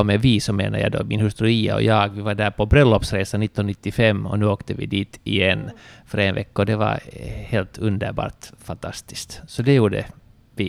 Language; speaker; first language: Swedish; native; Swedish